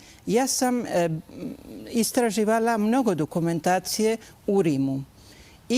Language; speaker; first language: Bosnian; early bilingual, heritage; Bosnian